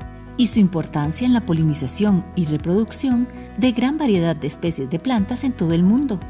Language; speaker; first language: Spanish; native; Spanish